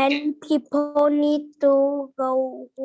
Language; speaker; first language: English; non-native, learner; Vietnamese